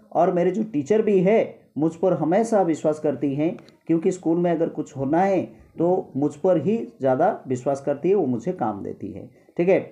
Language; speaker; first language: Hindi; non-native, local second language; Gujarati